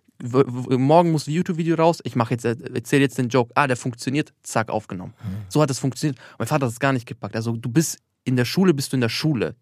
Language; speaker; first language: German; early bilingual, other home language; Albanian